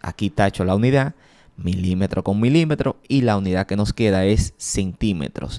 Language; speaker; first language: Spanish; native; Spanish